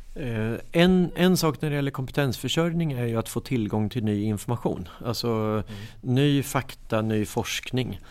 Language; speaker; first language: Swedish; native; Swedish